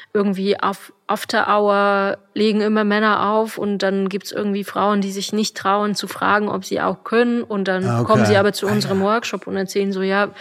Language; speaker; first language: German; non-native, fluent; Polish